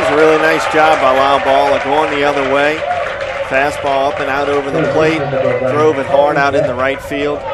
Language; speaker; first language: English; native; English